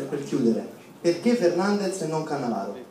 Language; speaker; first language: Italian; native; Italian